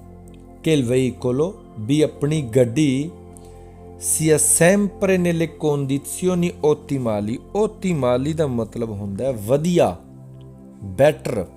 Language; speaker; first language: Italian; non-native, fluent; Punjabi